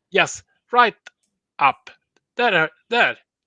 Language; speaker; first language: English; non-native, learner; Swedish